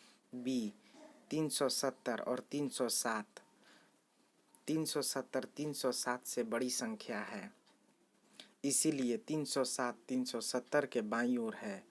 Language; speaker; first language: Hindi; native; Hindi